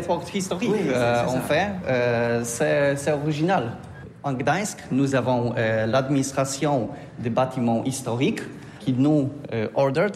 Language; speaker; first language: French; non-native, learner; Polish